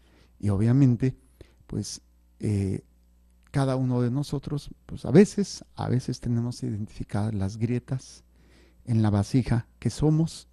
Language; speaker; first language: Spanish; native; Spanish